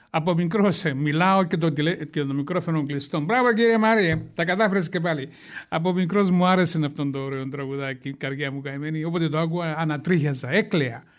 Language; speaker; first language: Greek; early bilingual, heritage; Greek